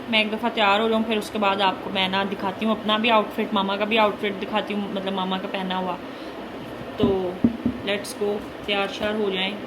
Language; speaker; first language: Urdu; native; Urdu